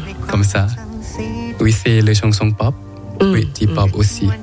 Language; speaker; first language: French; non-native, learner; Thai